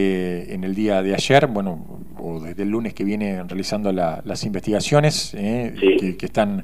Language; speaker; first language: Spanish; native; Spanish